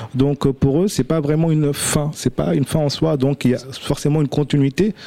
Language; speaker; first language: French; early bilingual, other home language; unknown